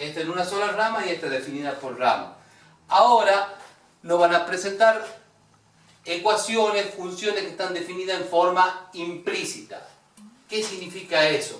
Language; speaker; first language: Spanish; native; Spanish